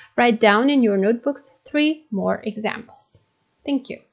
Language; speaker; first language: English; non-native, fluent; Macedonian